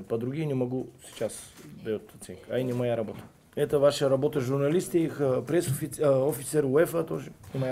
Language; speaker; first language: Russian; non-native, fluent; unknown